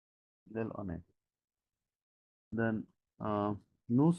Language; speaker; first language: French; non-native, learner; Bangla